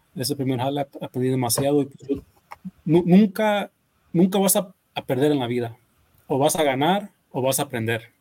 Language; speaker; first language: Spanish; early bilingual, heritage; Spanish